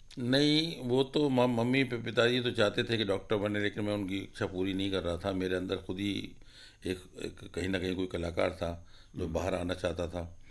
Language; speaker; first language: Hindi; native; Hindi